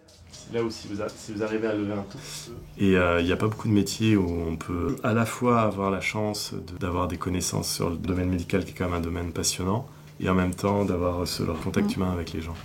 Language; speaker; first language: French; native; French